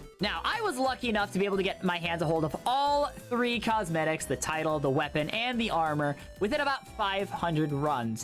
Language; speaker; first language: English; native; English